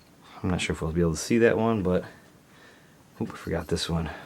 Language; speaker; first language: English; native; English